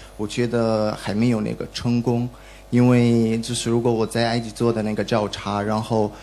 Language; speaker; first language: Chinese; non-native, learner; Arabic